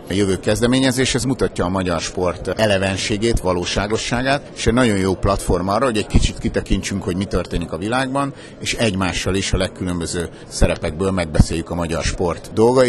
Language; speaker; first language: Hungarian; native; Hungarian